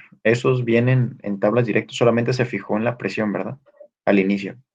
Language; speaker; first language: Spanish; native; Spanish